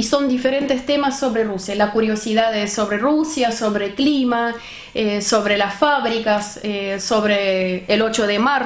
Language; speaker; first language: Spanish; non-native, fluent; Russian